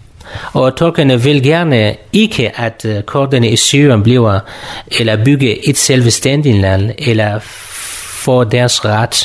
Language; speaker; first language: Danish; non-native, learner; Kurdish